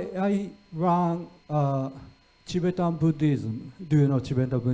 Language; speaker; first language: English; non-native, fluent; Japanese